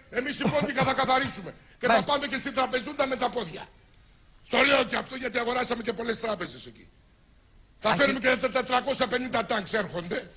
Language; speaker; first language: Greek; native; Greek